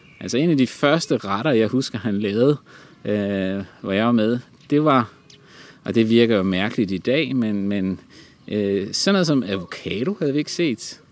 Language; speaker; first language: Danish; native; Danish